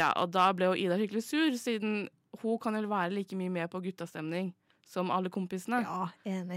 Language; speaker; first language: Norwegian; native; Norwegian